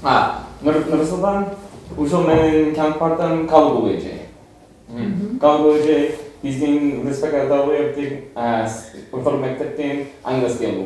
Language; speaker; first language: Kyrgyz; non-native, learner; English